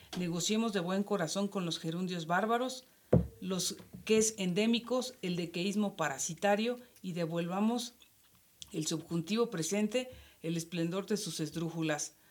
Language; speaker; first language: Spanish; native; Spanish